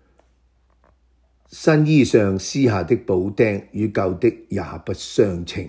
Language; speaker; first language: Chinese; non-native, local second language; Cantonese